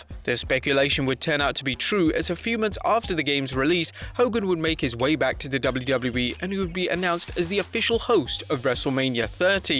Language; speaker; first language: English; native; English